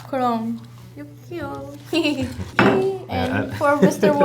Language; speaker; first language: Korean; non-native, fluent; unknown